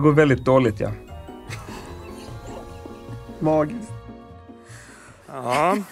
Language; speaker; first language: Swedish; native; Swedish